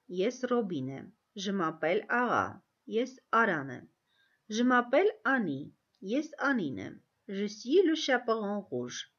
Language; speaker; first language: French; non-native, fluent; Armenian